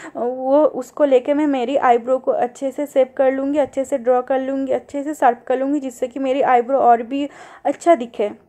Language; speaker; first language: Hindi; non-native, local second language; Bangla